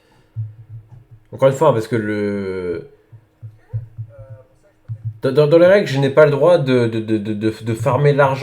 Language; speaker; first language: French; native; French